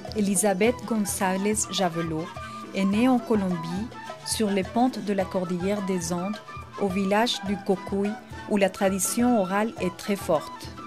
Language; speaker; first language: French; native; French